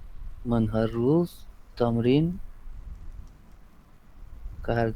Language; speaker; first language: Persian; non-native, learner; Urdu